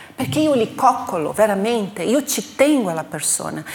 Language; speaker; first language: Italian; non-native, fluent; Portuguese